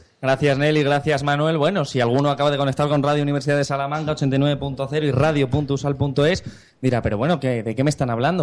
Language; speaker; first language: Spanish; native; Spanish